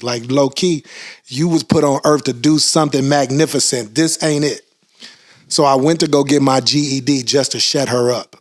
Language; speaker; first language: English; native; English